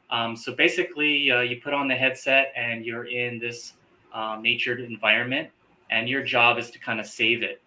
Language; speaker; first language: English; native; English